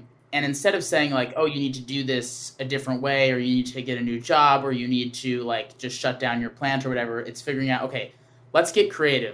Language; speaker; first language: English; native; English